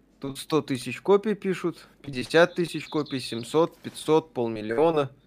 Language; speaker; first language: Russian; native; Russian